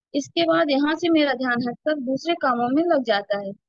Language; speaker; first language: Hindi; native; Hindi